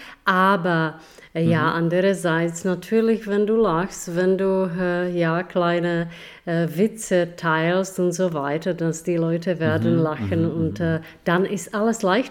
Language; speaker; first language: German; non-native, fluent; Czech